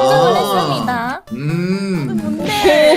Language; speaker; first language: Korean; native; Korean